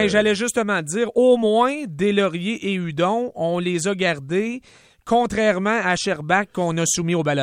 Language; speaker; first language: French; native; French